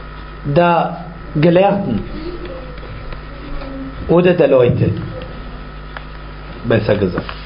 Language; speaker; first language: German; non-native, fluent; Arabic